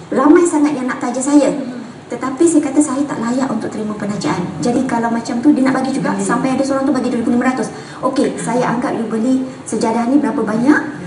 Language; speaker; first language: Malay; native; Malay